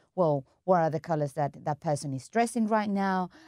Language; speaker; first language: English; non-native, fluent; Spanish